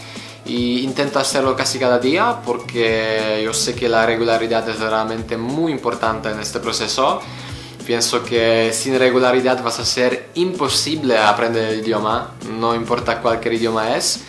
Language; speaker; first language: Spanish; non-native, learner; Polish